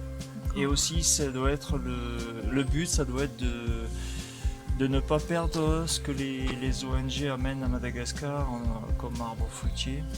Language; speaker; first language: French; native; French